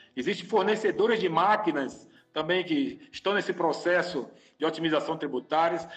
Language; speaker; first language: Portuguese; native; Portuguese